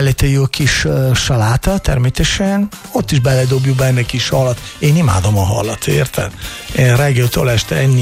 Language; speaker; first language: Hungarian; non-native, learner; Italian